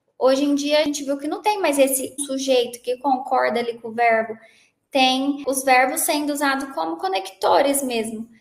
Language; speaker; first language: Portuguese; native; Portuguese